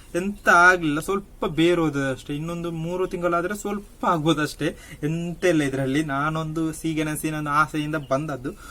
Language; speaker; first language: Kannada; native; Kannada